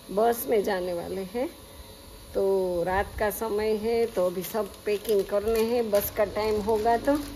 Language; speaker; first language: Hindi; non-native, local second language; Gujarati